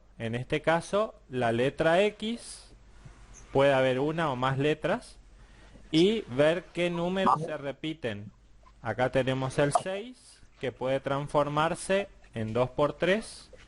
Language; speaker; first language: Spanish; native; Spanish